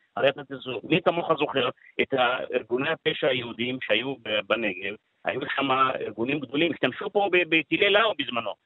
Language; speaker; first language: Hebrew; non-native, local second language; Arabic